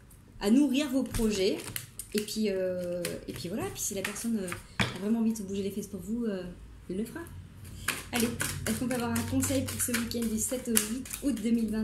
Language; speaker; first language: French; native; French